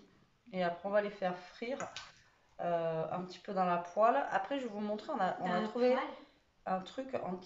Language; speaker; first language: French; native; French